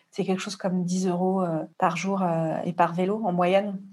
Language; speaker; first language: French; native; French